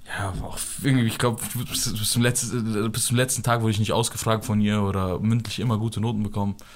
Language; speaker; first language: German; early bilingual, other home language; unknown